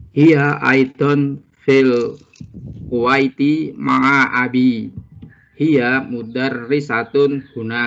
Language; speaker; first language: Arabic; non-native, learner; Indonesian